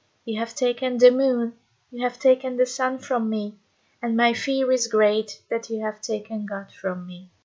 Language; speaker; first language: English; non-native, fluent; Hungarian